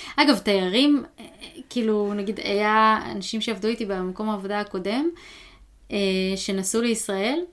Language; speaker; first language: Hebrew; native; Hebrew